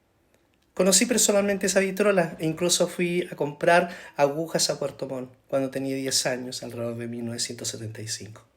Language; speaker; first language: Spanish; native; Spanish